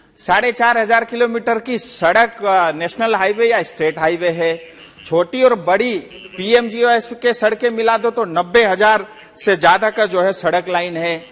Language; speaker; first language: Hindi; non-native, local second language; Nepali